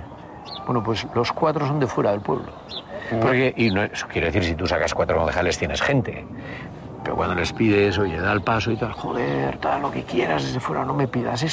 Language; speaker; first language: Spanish; native; Spanish